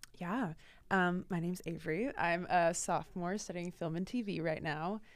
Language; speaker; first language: English; native; English